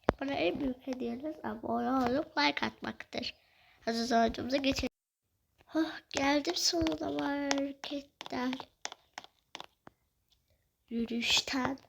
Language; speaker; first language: Turkish; native; Turkish